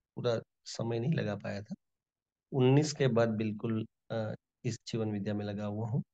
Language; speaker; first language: Hindi; non-native, local second language; Gujarati